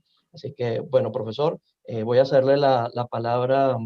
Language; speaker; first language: Spanish; native; Spanish